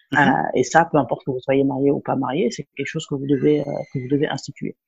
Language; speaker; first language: French; non-native, local second language; Wolof